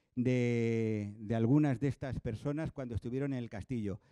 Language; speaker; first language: Spanish; non-native, local second language; Catalan